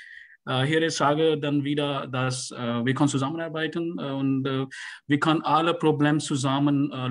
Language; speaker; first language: German; non-native, learner; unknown